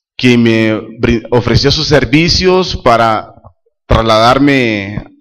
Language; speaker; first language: Spanish; native; Spanish